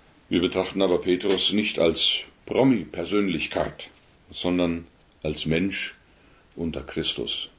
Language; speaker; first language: German; native; German